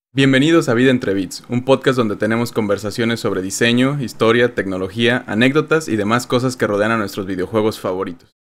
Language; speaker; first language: Spanish; native; Spanish